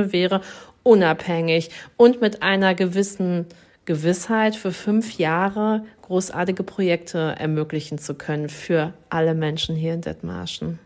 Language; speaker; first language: German; native; German